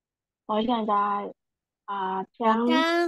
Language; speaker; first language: Chinese; non-native, learner; Thai